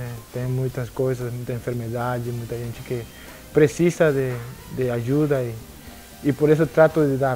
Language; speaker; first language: Portuguese; non-native, learner; Spanish